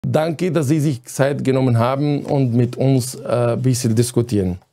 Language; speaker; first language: German; non-native, fluent; Arabic